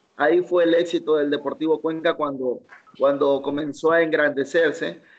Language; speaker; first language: Spanish; native; Spanish